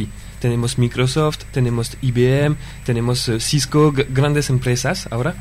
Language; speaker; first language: Spanish; non-native, fluent; French